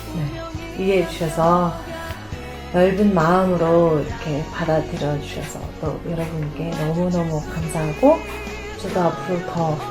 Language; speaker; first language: Korean; non-native, fluent; Mongolian